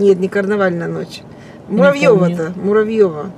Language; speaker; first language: Russian; native; Russian